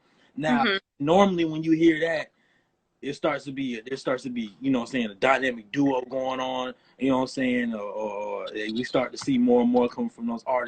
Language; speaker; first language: English; native; English